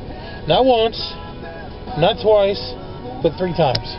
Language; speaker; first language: English; native; English